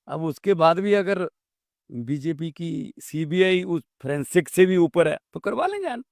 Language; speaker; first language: Hindi; non-native, local second language; Punjabi